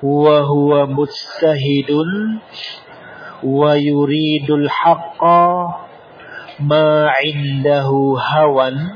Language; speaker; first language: Arabic; non-native, fluent; Indonesian